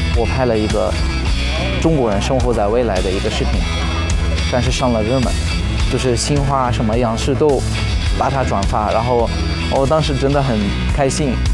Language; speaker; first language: Chinese; non-native, fluent; Arabic